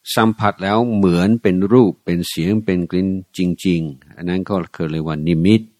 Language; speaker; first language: Thai; non-native, fluent; English